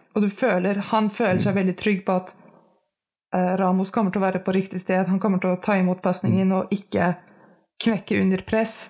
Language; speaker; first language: Norwegian; native; Norwegian